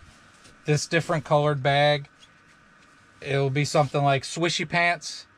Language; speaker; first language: English; native; English